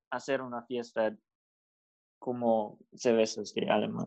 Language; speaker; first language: Spanish; non-native, learner; German